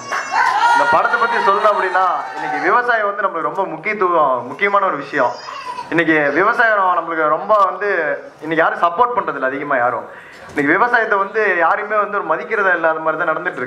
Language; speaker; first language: Tamil; native; Tamil